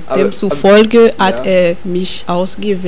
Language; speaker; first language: German; non-native, learner; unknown